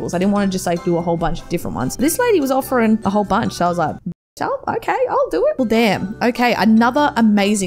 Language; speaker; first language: English; native; English